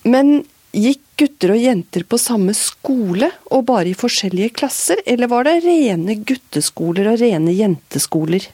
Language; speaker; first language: Norwegian; native; Norwegian